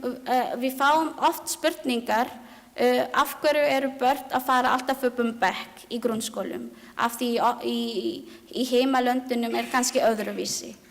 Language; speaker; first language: Icelandic; non-native, learner; Filipino